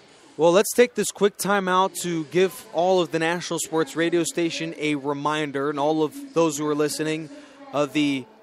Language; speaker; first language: English; native; English